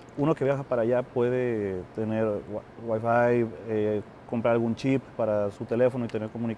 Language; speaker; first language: Spanish; native; Spanish